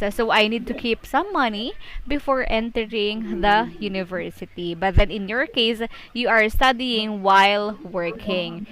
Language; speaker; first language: English; non-native, fluent; Filipino